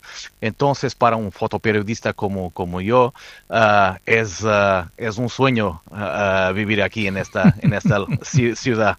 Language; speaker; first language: Spanish; non-native, fluent; Portuguese